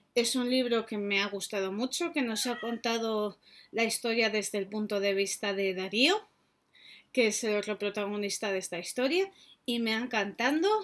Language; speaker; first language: Spanish; native; Spanish